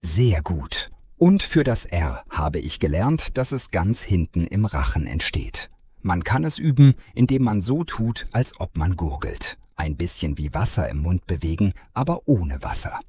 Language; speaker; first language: German; non-native, fluent; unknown